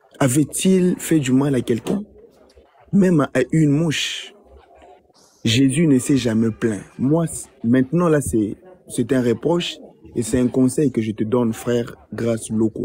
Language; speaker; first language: French; non-native, local second language; Lingala